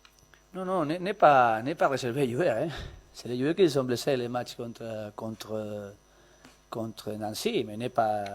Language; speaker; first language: French; non-native, learner; Spanish